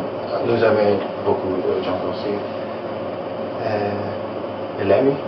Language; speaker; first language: French; non-native, learner; Italian